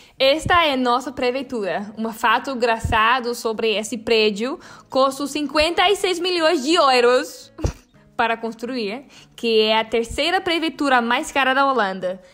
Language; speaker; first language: Portuguese; non-native, learner; Dutch